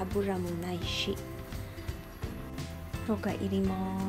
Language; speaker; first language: Japanese; non-native, fluent; Filipino